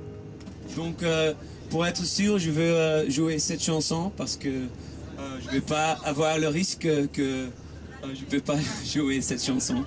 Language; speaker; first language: French; non-native, local second language; Dutch